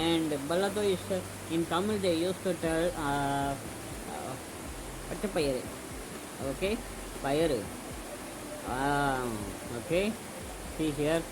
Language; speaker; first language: English; non-native, local second language; Tamil